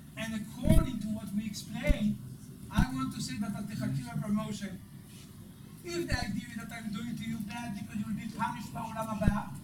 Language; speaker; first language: English; non-native, fluent; Hebrew